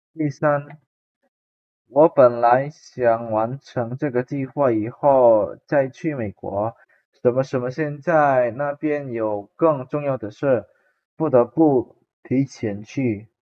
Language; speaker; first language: Chinese; non-native, fluent; Indonesian